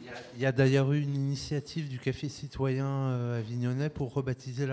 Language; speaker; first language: French; native; French